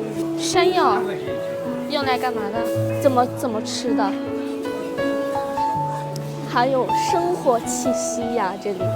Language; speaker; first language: Chinese; non-native, fluent; Persian